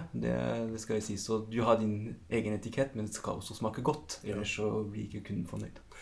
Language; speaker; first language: Norwegian; non-native, fluent; French